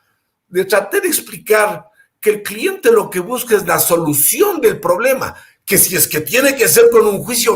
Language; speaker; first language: Spanish; native; Spanish